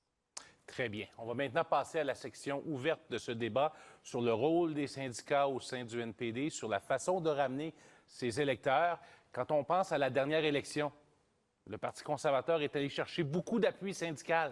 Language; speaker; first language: French; native; French